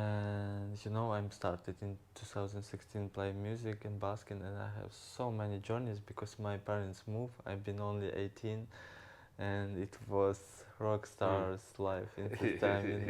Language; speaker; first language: English; non-native, learner; Ukrainian